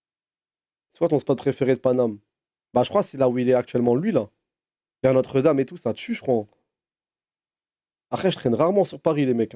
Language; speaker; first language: French; native; French